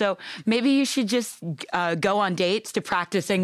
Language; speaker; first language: English; non-native, learner; Japanese